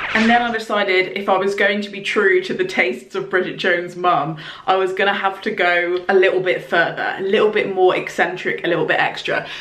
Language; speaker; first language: English; native; English